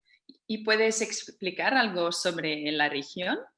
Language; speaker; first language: Spanish; non-native, fluent; Dutch